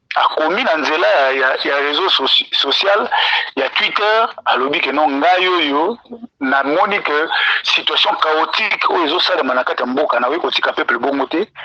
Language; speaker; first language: Lingala; non-native, local second language; Kongo